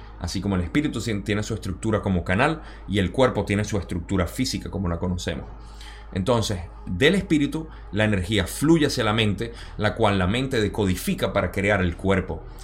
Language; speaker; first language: Spanish; early bilingual, heritage; Spanish